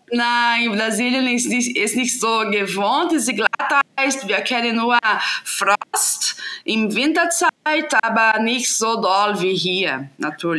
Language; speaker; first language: German; non-native, fluent; Portuguese